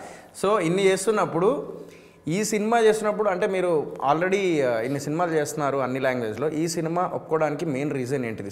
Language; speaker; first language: Telugu; native; Telugu